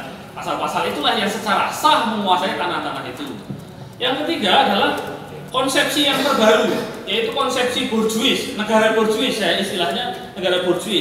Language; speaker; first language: Indonesian; native; Indonesian